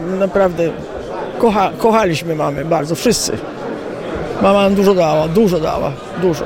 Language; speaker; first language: Polish; early bilingual, heritage; Italian